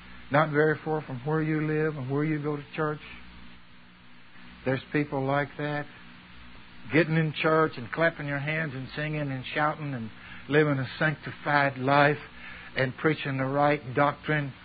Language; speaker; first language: English; native; English